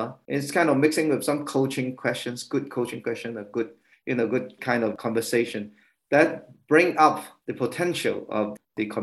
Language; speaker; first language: English; non-native, local second language; Cantonese